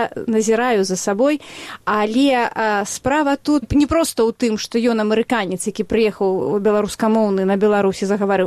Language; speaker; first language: Belarusian; native; Belarusian